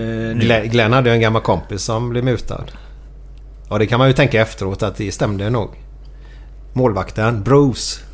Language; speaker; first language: Swedish; native; Swedish